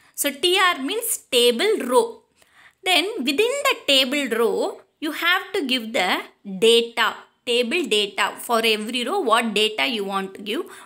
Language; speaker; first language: English; non-native, local second language; Tamil